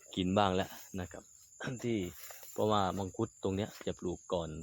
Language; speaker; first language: Thai; non-native, local second language; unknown